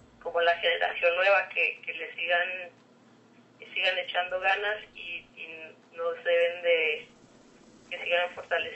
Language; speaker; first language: Spanish; early bilingual, heritage; Spanish